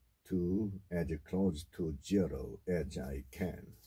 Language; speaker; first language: English; non-native, fluent; Korean